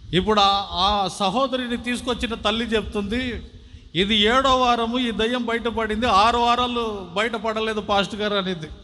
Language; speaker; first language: Telugu; non-native, local second language; Tamil